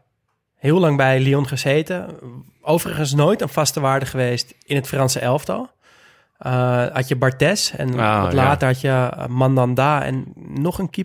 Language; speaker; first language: Dutch; native; Dutch